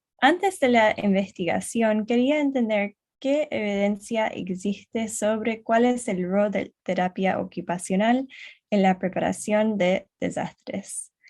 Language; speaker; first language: Spanish; non-native, learner; English